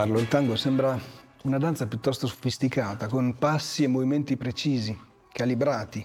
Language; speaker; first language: Italian; native; Italian